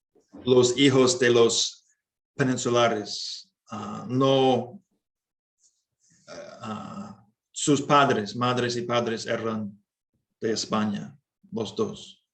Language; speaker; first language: Spanish; non-native, learner; English